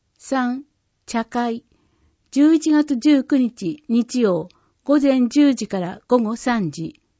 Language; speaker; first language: Japanese; native; Japanese